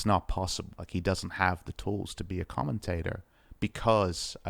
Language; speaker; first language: English; native; English